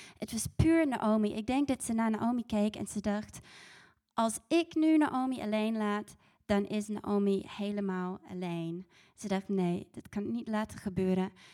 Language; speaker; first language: Dutch; non-native, fluent; English